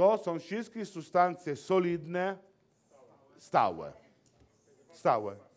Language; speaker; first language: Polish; non-native, learner; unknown